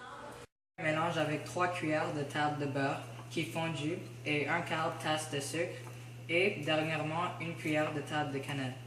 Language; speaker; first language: French; non-native, learner; English